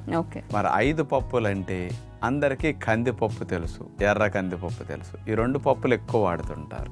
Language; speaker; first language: Telugu; native; Telugu